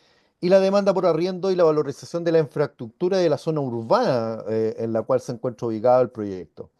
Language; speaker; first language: Spanish; native; Spanish